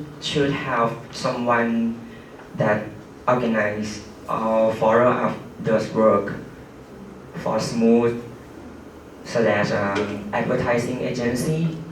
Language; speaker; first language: English; non-native, learner; Thai